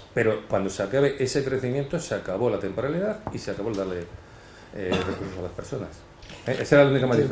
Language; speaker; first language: Spanish; native; Spanish